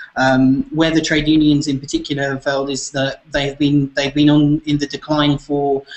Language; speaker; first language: English; native; English